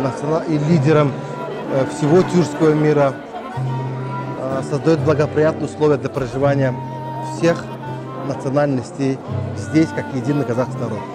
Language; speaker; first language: Russian; non-native, fluent; Azerbaijani